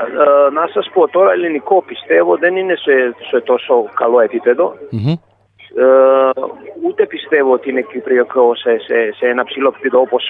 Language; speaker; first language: Greek; non-native, fluent; Serbian